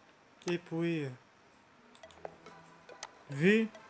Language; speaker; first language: French; non-native, learner; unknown